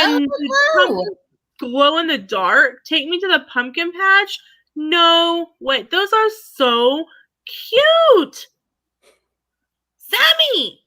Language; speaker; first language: English; native; English